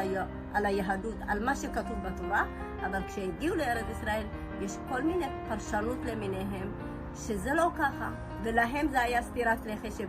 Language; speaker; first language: Hebrew; early bilingual, other home language; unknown